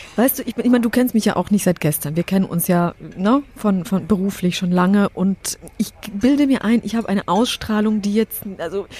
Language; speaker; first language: German; early bilingual, other home language; Polish